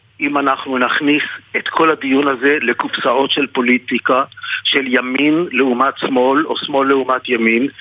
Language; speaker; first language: Hebrew; native; Hebrew